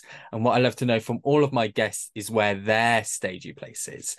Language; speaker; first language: English; native; English